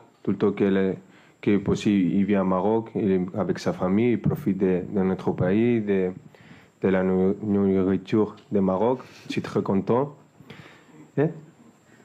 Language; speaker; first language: French; non-native, fluent; Spanish